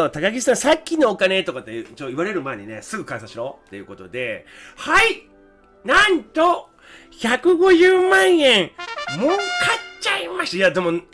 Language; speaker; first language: Japanese; native; Japanese